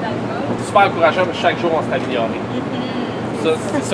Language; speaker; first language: French; native; French